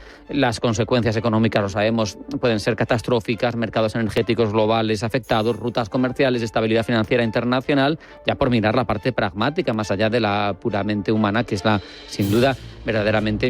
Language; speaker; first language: Spanish; native; Spanish